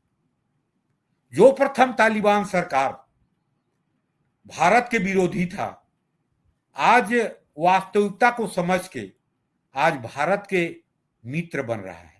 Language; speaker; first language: Hindi; native; Hindi